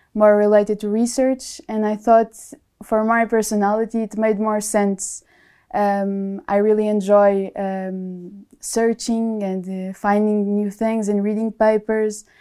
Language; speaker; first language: English; non-native, fluent; Portuguese